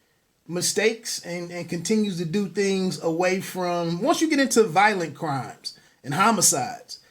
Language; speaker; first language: English; native; English